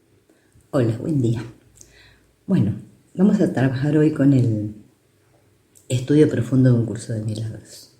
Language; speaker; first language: Spanish; native; Spanish